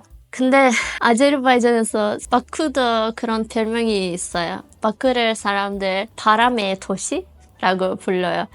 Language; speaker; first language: Korean; non-native, fluent; Azerbaijani